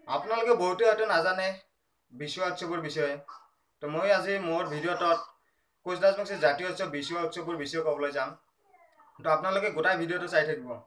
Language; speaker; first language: Assamese; non-native, local second language; Rangpuri